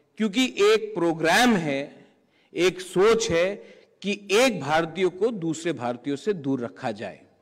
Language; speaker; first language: Hindi; non-native, local second language; Kok Borok